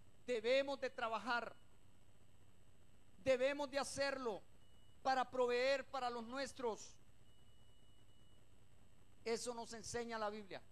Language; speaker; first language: Spanish; native; Spanish